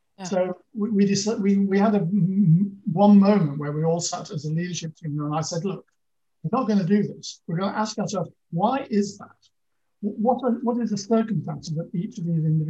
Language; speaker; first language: English; native; English